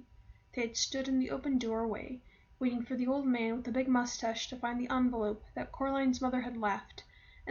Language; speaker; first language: English; native; English